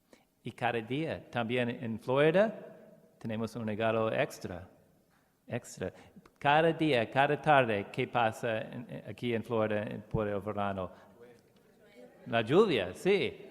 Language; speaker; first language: Spanish; non-native, learner; English